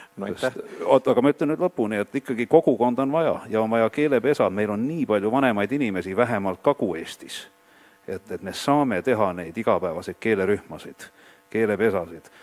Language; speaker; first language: Estonian; native; Estonian